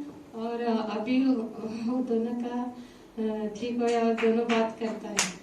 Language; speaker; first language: Hindi; non-native, local second language; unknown